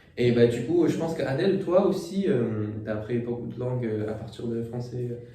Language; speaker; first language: French; non-native, fluent; Chinese